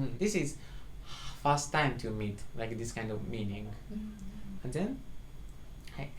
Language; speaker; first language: English; non-native, learner; Japanese